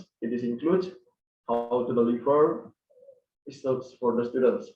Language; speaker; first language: English; non-native, learner; Indonesian